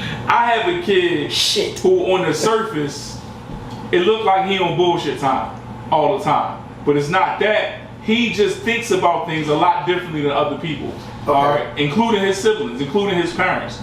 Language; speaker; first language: English; native; English